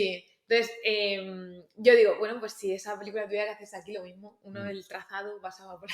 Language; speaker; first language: Spanish; native; Spanish